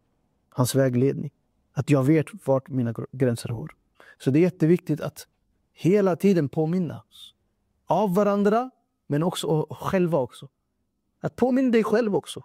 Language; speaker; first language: Swedish; non-native, fluent; Urdu